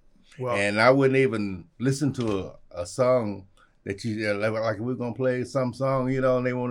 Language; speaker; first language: English; native; English